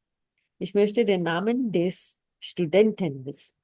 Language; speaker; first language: German; non-native, fluent; Hindi